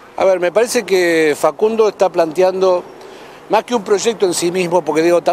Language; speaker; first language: Spanish; native; Spanish